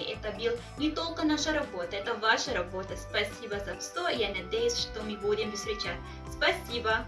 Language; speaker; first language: Russian; non-native, learner; Arabic